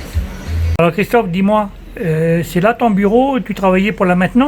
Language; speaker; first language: French; native; French